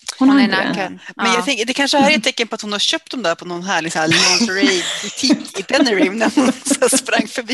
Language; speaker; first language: Swedish; native; Swedish